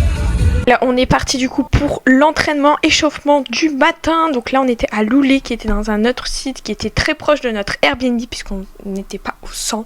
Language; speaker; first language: French; native; French